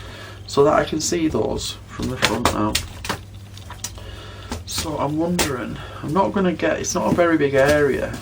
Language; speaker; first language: English; native; English